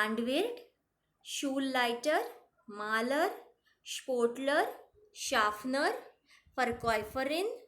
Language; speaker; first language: German; non-native, fluent; Marathi